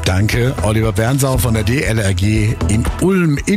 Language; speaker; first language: German; native; German